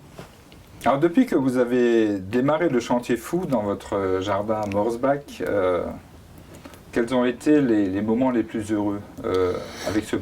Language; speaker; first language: French; native; French